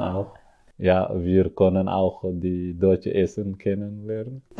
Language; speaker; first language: German; non-native, learner; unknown